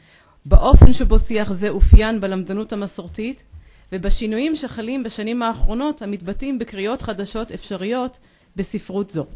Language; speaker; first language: Hebrew; native; Hebrew